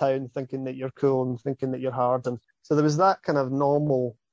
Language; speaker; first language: English; native; English